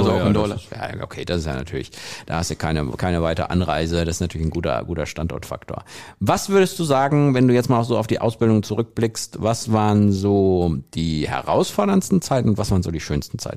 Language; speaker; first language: German; native; German